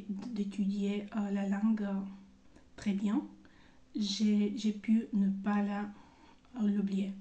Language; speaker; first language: French; non-native, fluent; Bulgarian